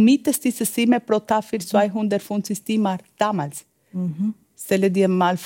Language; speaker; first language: German; non-native, learner; Spanish